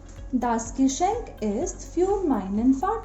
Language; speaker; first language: German; non-native, fluent; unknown